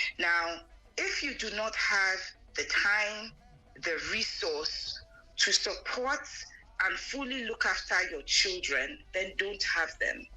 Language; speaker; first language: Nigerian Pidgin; non-native, local second language; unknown